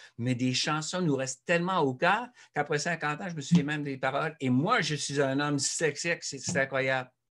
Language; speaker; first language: French; native; French